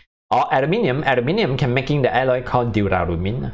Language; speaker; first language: English; non-native, local second language; Chinese